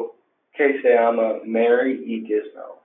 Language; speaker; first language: Spanish; non-native, learner; English